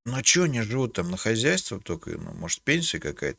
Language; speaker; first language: Russian; native; Russian